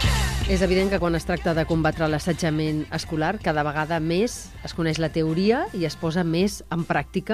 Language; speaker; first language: Catalan; native; Catalan